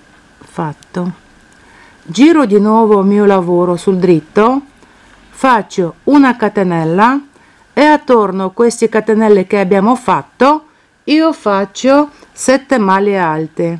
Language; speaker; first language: Italian; non-native, fluent; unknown